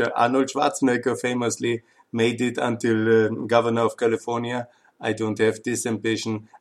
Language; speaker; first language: English; non-native, fluent; German